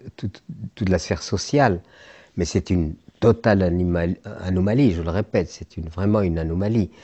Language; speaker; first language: French; non-native, local second language; Arabic